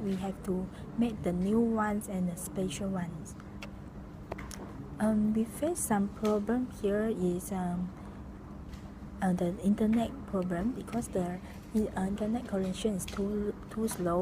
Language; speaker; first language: English; non-native, local second language; Malay